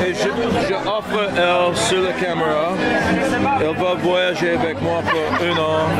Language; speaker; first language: French; non-native, learner; English